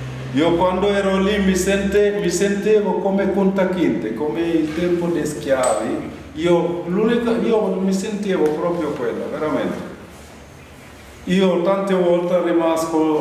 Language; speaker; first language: Italian; non-native, fluent; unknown